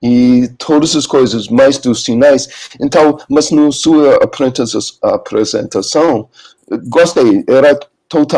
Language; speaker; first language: Portuguese; non-native, learner; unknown